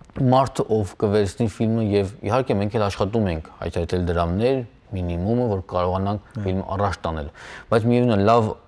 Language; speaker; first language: Armenian; native; Armenian